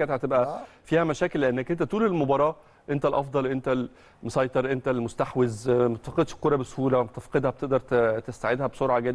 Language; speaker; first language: Arabic; native; Arabic